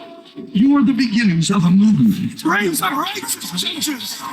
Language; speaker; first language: English; native; English